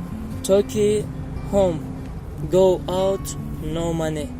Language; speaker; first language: English; non-native, learner; Turkish